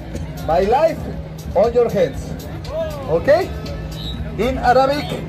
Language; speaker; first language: English; non-native, learner; Spanish